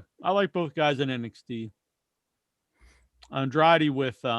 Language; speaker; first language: English; native; English